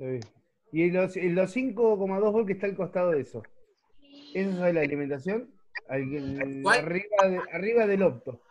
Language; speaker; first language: Spanish; native; Spanish